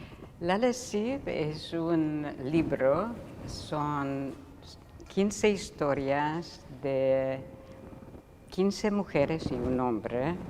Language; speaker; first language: Spanish; non-native, fluent; Hungarian